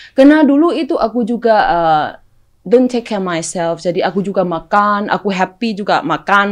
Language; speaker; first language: Indonesian; non-native, fluent; Thai